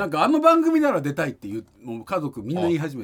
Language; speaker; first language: Japanese; native; Japanese